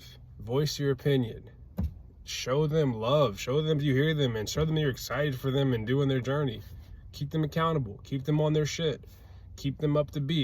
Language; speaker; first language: English; native; English